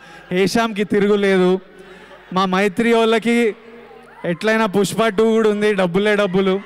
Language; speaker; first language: Telugu; native; Telugu